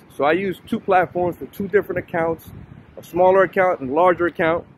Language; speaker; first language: English; native; English